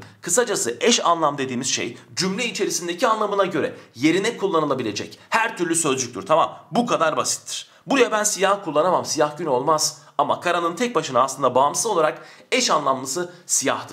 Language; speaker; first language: Turkish; native; Turkish